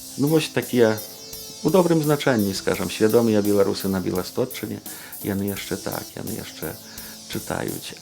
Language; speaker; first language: Belarusian; native; Belarusian